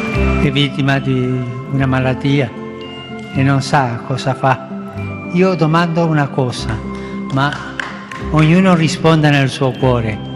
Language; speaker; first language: Italian; non-native, fluent; Spanish